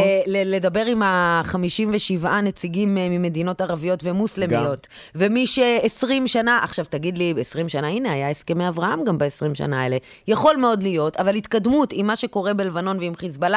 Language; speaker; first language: Hebrew; native; Hebrew